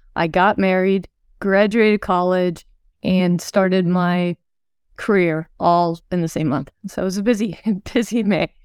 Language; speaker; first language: English; early bilingual, other home language; Swedish